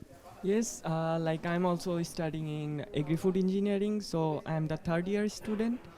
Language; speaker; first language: English; non-native, fluent; Bangla